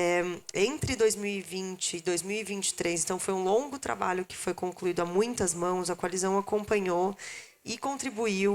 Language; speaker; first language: Portuguese; native; Portuguese